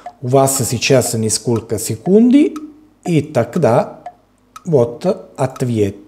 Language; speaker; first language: Russian; non-native, learner; Italian